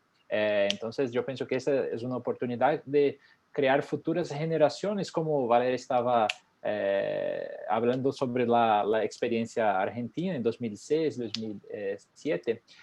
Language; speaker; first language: Spanish; non-native, fluent; Portuguese